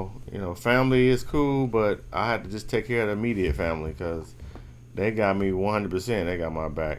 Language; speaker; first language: English; native; English